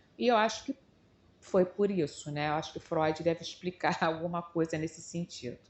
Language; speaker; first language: Portuguese; native; Portuguese